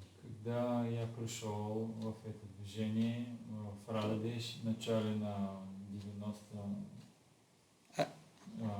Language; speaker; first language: Russian; non-native, learner; Bulgarian